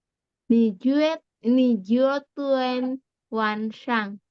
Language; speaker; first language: Chinese; non-native, learner; Indonesian